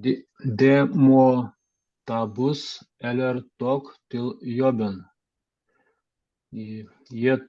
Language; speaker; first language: Norwegian; non-native, learner; Lithuanian